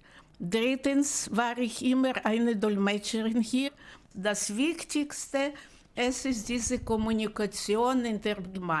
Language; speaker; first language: German; non-native, learner; Russian